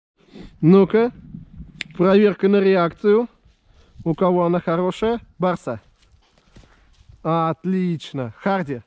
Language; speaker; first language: Russian; native; Russian